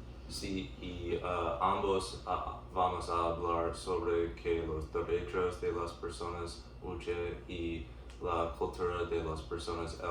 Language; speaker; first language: Spanish; non-native, learner; English